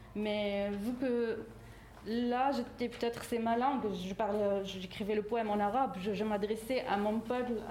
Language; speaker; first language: French; non-native, fluent; Arabic